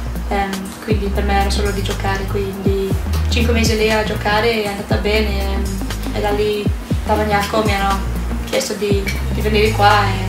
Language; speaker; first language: Italian; non-native, learner; English